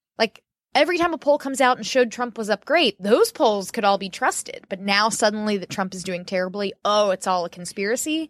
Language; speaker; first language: English; native; English